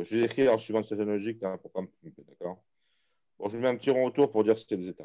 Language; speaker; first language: French; native; French